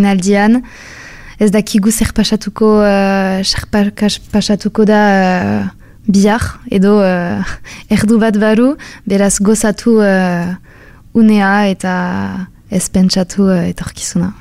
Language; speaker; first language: Basque; non-native, local second language; French